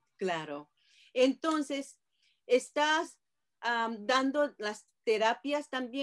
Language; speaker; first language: Spanish; non-native, fluent; Japanese